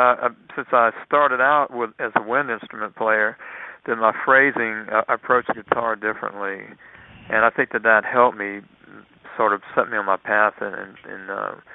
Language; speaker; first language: English; native; English